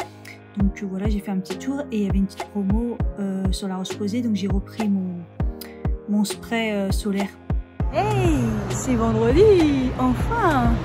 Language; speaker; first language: French; native; French